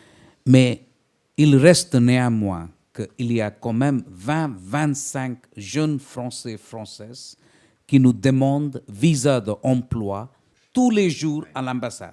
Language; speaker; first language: French; non-native, fluent; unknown